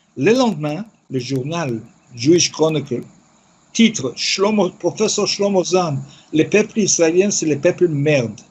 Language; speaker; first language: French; non-native, fluent; Yiddish